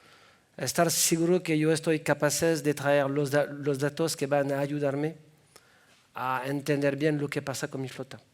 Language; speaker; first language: Spanish; non-native, fluent; French